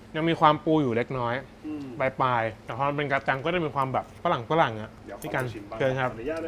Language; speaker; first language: Thai; native; Thai